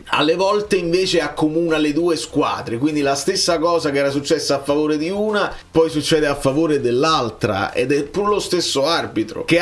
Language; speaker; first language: Italian; native; Italian